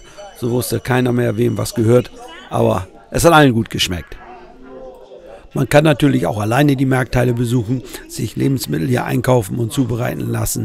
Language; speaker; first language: German; native; German